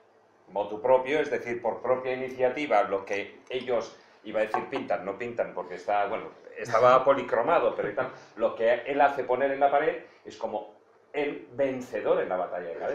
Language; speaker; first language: Spanish; native; Spanish